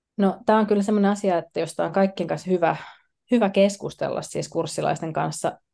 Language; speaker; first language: Finnish; native; Finnish